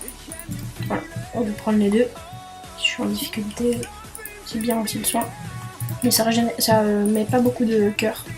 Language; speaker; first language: French; native; French